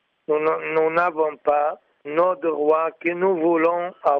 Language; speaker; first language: French; non-native, learner; Arabic